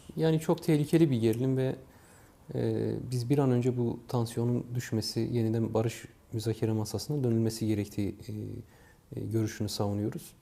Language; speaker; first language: Turkish; non-native, local second language; Kurdish